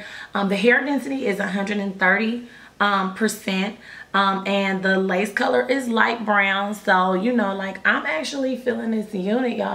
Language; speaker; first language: English; native; English